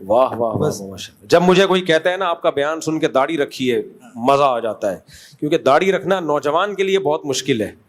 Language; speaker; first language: Urdu; native; Urdu